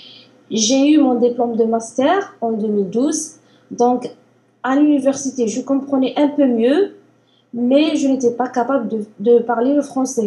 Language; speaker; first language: French; non-native, learner; Arabic